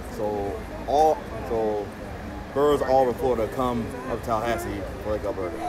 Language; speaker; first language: English; native; English